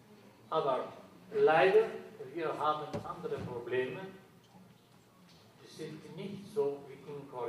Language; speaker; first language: German; non-native, learner; Albanian